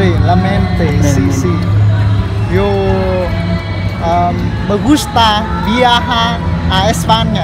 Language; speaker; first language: Spanish; non-native, learner; Vietnamese